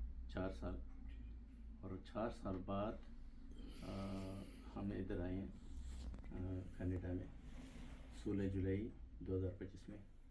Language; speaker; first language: Hindi; non-native, fluent; Pashto